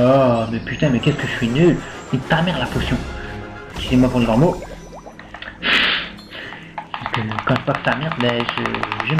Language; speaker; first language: French; native; French